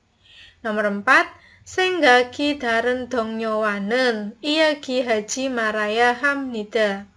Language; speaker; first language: Korean; non-native, learner; Indonesian